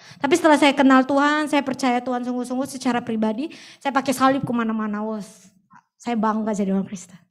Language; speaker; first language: Indonesian; native; Indonesian